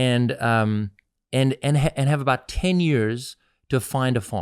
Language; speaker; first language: English; native; English